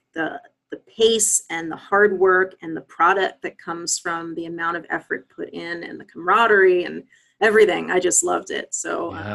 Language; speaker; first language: English; native; English